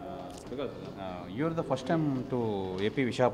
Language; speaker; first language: English; non-native, local second language; Telugu